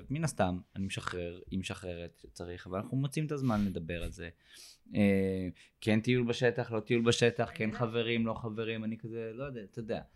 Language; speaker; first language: Hebrew; native; Hebrew